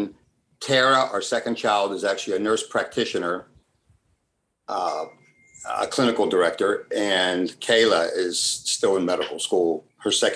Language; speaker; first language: English; early bilingual, other home language; Italian